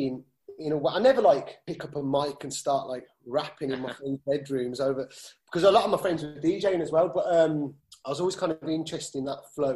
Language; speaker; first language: English; native; English